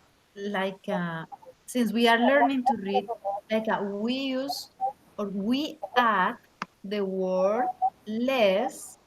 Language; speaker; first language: English; non-native, learner; Spanish